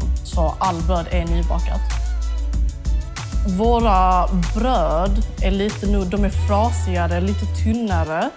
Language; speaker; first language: Swedish; early bilingual, other home language; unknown